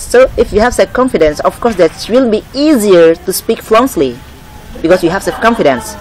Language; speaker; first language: English; non-native, learner; Indonesian